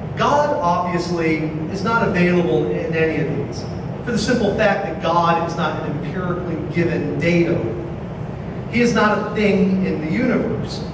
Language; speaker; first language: English; native; English